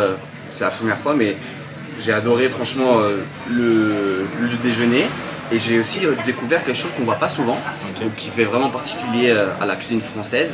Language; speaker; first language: French; native; French